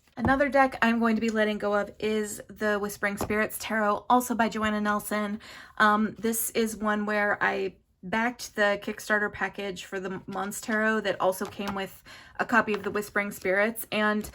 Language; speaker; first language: English; native; English